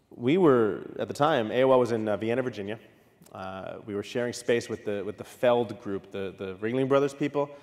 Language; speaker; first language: English; native; English